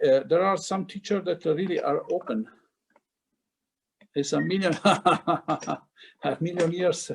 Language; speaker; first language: English; non-native, fluent; Italian